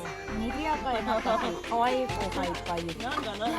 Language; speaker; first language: Japanese; native; Japanese